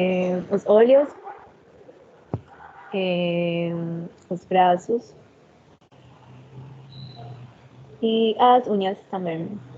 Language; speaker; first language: Portuguese; non-native, learner; Spanish